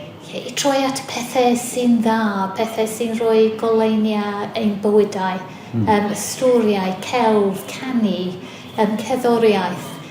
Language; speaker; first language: Welsh; non-native, fluent; English